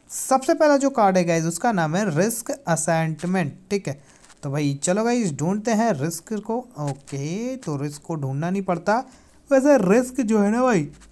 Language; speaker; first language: Hindi; native; Hindi